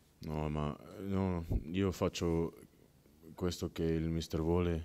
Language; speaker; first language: Italian; non-native, learner; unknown